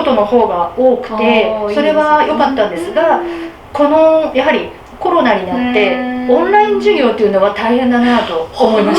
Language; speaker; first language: Japanese; native; Japanese